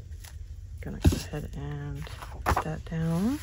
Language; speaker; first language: English; native; English